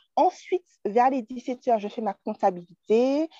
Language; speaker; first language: French; native; French